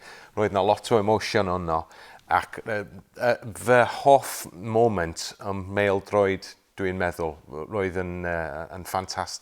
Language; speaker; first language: Welsh; non-native, local second language; English